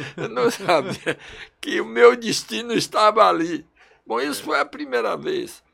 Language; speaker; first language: Portuguese; early bilingual, other home language; Russian